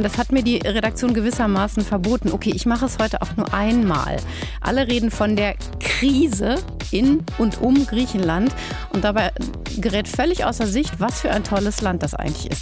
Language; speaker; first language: German; native; German